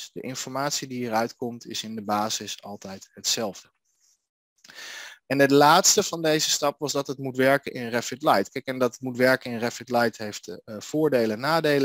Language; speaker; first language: Dutch; native; Dutch